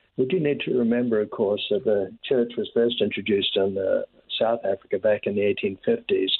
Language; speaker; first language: English; native; English